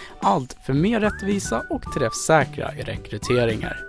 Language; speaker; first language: Swedish; native; Swedish